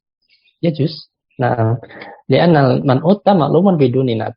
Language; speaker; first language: Arabic; non-native, fluent; Indonesian